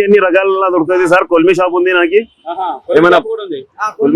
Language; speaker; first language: Telugu; non-native, local second language; Urdu